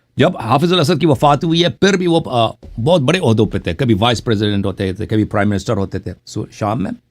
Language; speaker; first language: Urdu; non-native, fluent; Persian